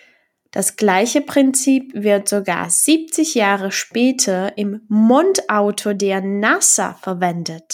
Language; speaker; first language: German; non-native, fluent; Czech